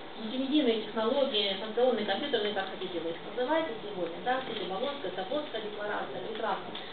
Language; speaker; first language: Russian; non-native, local second language; Ukrainian